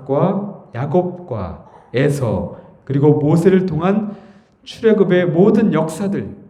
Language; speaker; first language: Korean; native; Korean